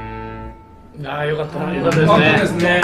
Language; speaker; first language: Japanese; native; Japanese